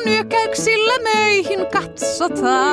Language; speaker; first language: Finnish; native; Finnish